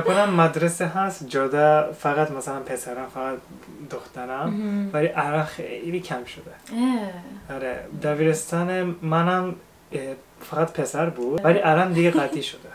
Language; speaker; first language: Persian; non-native, fluent; Japanese